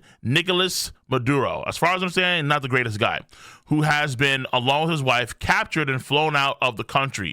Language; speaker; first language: English; native; English